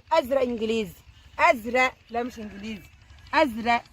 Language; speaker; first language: Arabic; native; Arabic